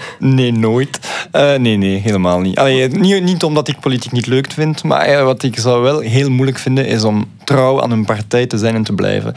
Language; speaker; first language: Dutch; non-native, local second language; French